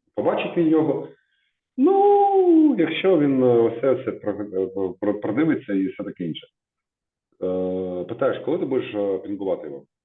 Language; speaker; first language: Ukrainian; native; Ukrainian